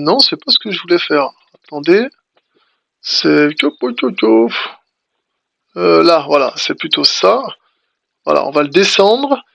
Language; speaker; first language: French; native; French